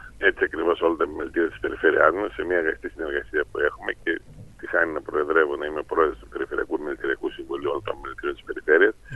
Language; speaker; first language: Greek; native; Greek